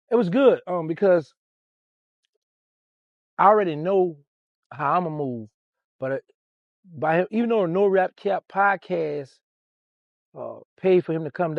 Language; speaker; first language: English; native; English